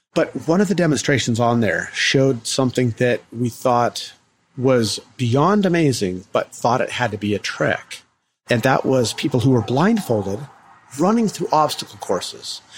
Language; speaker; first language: English; early bilingual, other home language; Russian